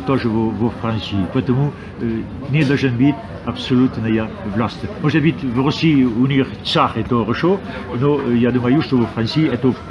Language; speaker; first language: Russian; non-native, fluent; French